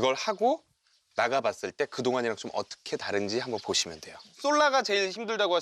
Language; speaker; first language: Korean; native; Korean